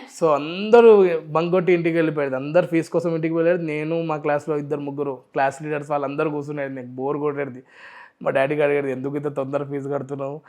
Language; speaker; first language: Telugu; non-native, local second language; Urdu